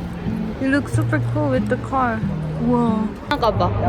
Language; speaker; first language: English; non-native, learner; Korean